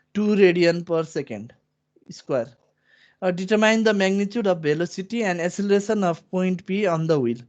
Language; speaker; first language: English; non-native, local second language; Nepali